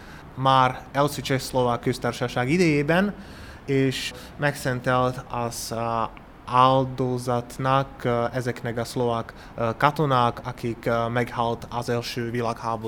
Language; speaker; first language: Hungarian; non-native, learner; Slovak